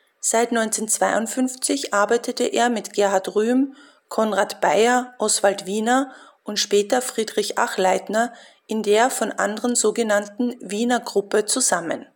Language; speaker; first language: German; native; German